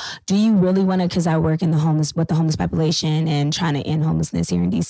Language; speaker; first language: English; native; English